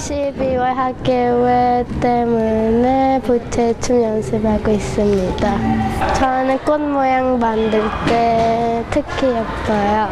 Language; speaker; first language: Korean; early bilingual, heritage; Korean